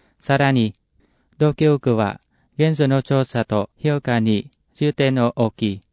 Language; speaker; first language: Japanese; non-native, fluent; Vietnamese